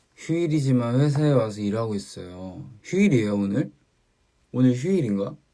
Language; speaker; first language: Korean; native; Korean